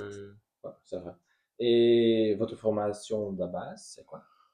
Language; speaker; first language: French; non-native, learner; Dutch